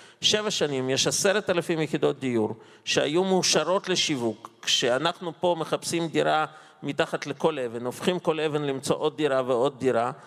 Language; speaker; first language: Hebrew; non-native, fluent; Russian